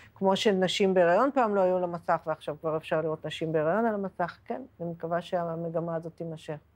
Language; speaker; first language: Hebrew; native; Hebrew